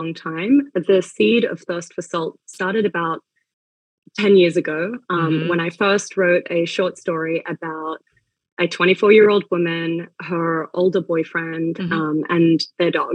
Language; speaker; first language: English; native; English